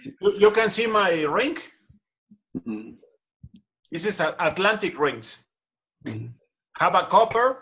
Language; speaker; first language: English; non-native, learner; Spanish